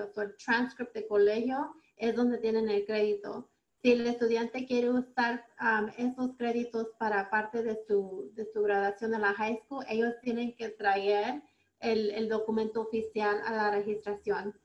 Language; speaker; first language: Spanish; early bilingual, heritage; Spanish